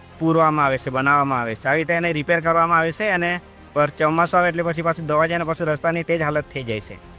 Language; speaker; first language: Gujarati; non-native, local second language; Gamit